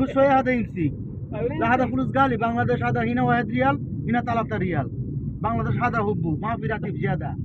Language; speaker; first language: Arabic; non-native, learner; Bangla